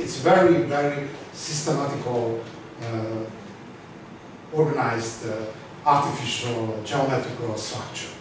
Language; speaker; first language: English; non-native, learner; Hungarian